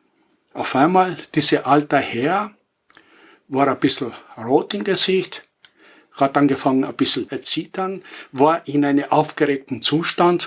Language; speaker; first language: German; non-native, fluent; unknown